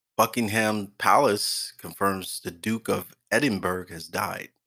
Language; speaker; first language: English; native; English